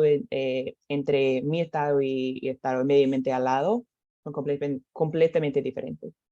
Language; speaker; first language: Spanish; non-native, learner; English